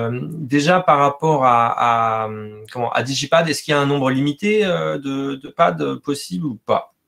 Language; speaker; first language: French; native; French